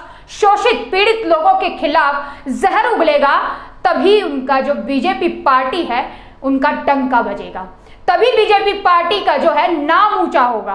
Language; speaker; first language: Hindi; native; Hindi